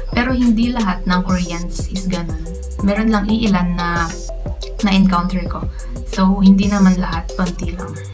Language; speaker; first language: Filipino; native; Filipino